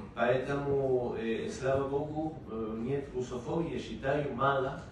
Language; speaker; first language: Russian; non-native, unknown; Spanish